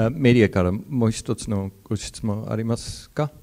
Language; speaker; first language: Japanese; non-native, fluent; English